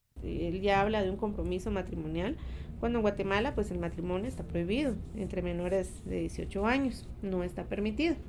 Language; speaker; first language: Spanish; native; Spanish